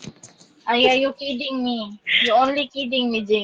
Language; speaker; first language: English; non-native, local second language; Filipino